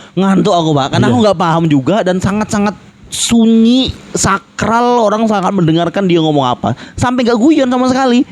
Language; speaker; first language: Indonesian; non-native, local second language; Malay